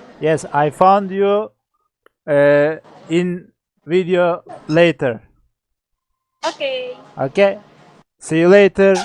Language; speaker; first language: English; non-native, learner; Turkish